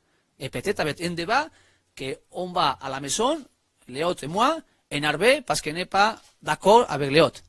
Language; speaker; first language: French; non-native, learner; Spanish